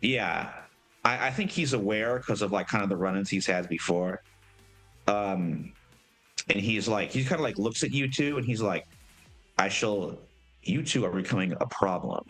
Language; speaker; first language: English; native; English